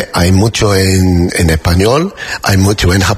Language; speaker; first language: Spanish; non-native, learner; English